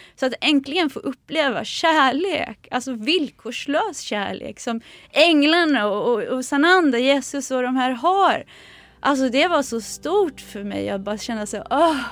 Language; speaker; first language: Swedish; native; Swedish